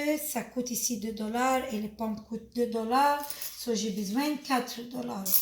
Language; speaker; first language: French; non-native, fluent; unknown